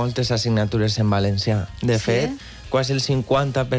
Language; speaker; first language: Catalan; non-native, local second language; Spanish